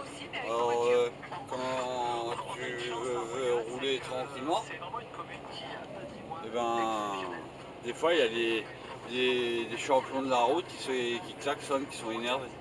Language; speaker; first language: French; native; French